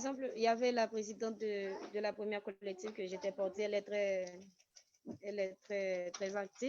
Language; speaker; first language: French; non-native, local second language; Haitian Creole